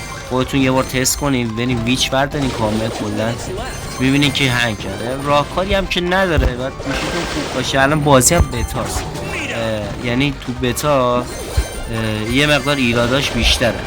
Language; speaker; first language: Persian; native; Persian